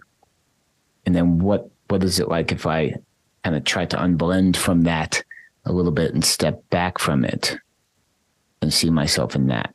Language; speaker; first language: English; native; English